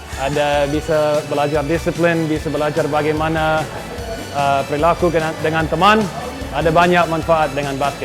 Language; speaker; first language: Indonesian; non-native, fluent; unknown